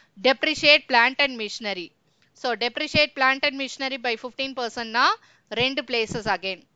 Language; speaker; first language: English; non-native, local second language; Tamil